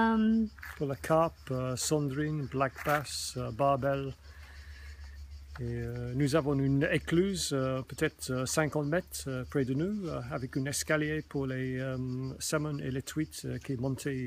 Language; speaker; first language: French; non-native, learner; English